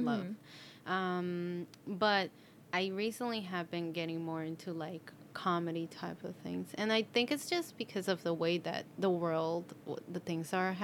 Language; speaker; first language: English; non-native, fluent; Spanish